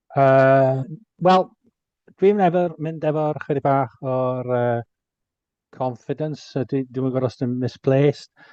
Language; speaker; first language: Welsh; native; Welsh